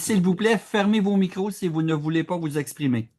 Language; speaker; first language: French; native; French